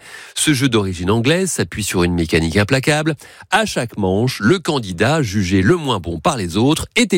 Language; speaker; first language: French; native; French